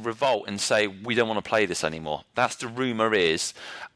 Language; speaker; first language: English; native; English